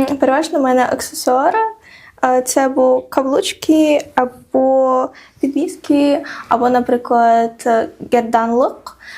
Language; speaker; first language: Ukrainian; non-native, local second language; Crimean Tatar